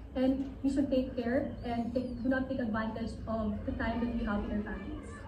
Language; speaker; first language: English; non-native, local second language; Filipino